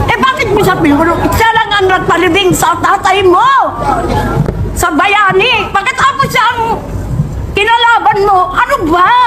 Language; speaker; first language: Filipino; non-native, local second language; Iloko